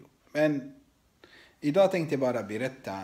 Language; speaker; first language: Swedish; non-native, fluent; Arabic